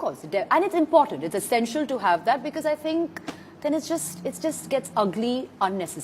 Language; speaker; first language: English; non-native, local second language; Hindi